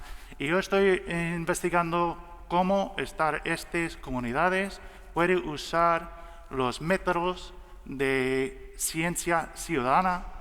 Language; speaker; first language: Spanish; non-native, learner; English